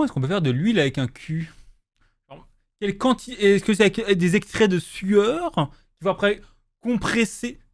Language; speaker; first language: French; native; French